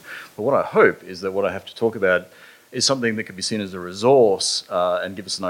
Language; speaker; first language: English; native; English